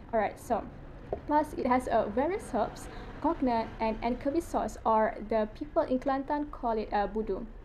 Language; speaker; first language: English; non-native, local second language; Malay